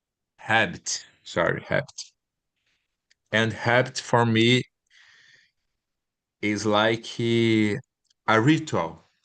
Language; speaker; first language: English; non-native, learner; Portuguese